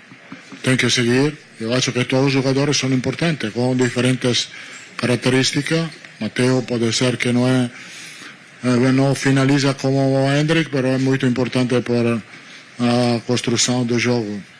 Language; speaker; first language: Portuguese; non-native, learner; Italian